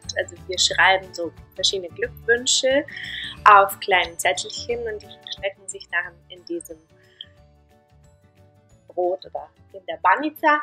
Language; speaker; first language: German; non-native, fluent; Bulgarian